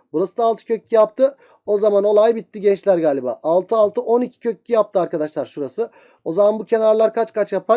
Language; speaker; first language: Turkish; native; Turkish